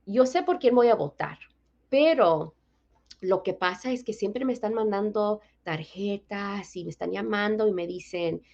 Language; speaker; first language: Spanish; early bilingual, heritage; Spanish